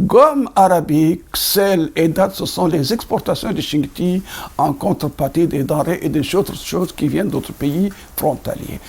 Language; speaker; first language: French; non-native, local second language; Arabic